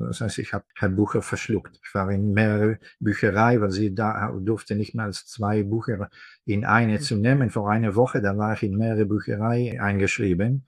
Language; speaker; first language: German; non-native, fluent; Hebrew